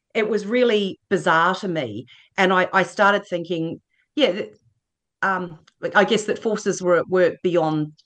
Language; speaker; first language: English; native; English